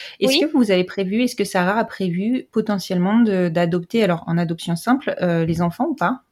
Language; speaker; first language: French; native; French